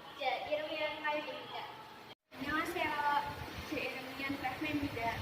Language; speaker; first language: Korean; non-native, learner; Indonesian